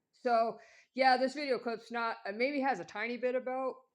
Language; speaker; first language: English; native; English